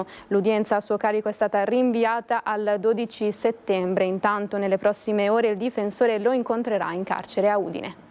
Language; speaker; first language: Italian; native; Italian